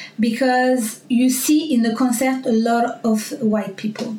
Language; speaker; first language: English; non-native, learner; French